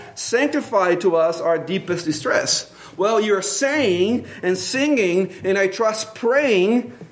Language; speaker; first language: English; non-native, fluent; Portuguese